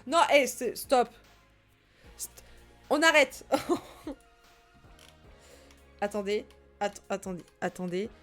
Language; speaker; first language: French; native; French